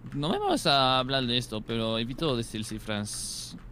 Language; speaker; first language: Spanish; non-native, fluent; French